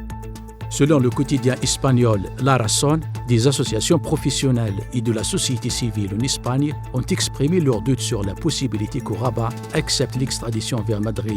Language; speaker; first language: French; non-native, local second language; Arabic